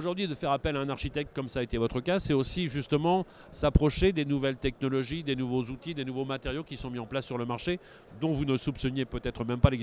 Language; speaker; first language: French; native; French